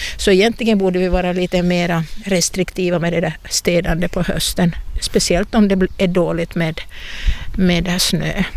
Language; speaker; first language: Swedish; native; Swedish